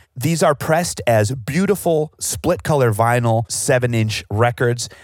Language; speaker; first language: English; native; English